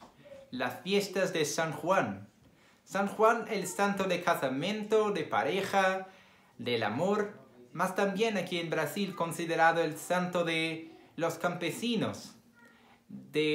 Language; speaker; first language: Spanish; non-native, fluent; Portuguese